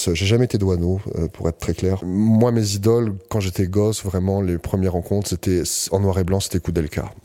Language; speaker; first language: French; native; French